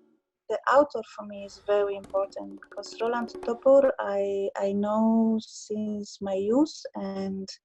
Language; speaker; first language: English; non-native, learner; Polish